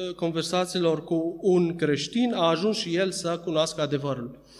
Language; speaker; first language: Romanian; early bilingual, other home language; Arabic